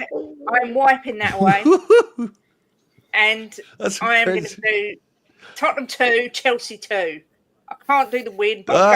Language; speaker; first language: English; native; English